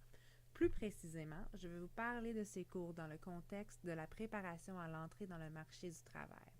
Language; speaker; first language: French; non-native, fluent; English